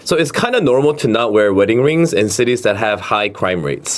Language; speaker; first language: English; early bilingual, other home language; Korean